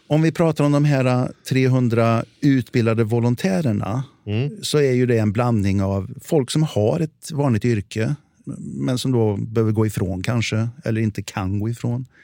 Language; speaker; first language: Swedish; native; Swedish